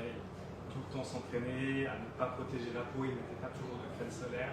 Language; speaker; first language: French; native; French